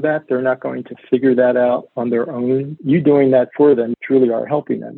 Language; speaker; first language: English; native; English